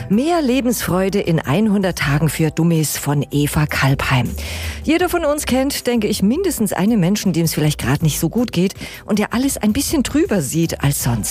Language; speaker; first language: German; native; German